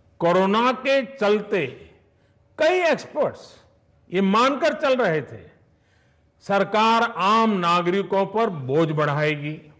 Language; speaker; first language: Hindi; native; Hindi